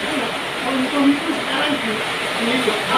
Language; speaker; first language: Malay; non-native, local second language; Javanese